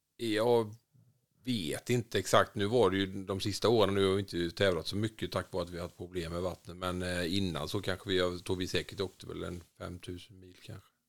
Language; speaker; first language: Swedish; native; Swedish